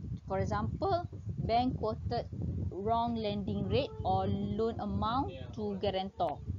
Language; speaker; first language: English; non-native, local second language; Malay